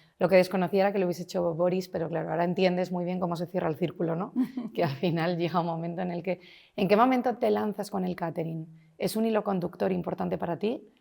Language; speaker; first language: Spanish; native; Spanish